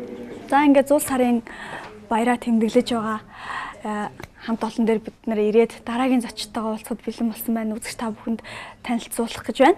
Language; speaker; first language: Mongolian; native; Mongolian